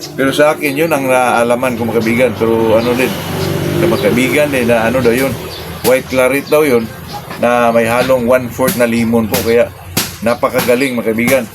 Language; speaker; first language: Filipino; non-native, local second language; Cebuano